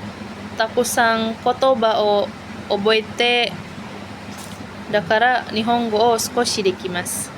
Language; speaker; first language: Japanese; non-native, learner; Indonesian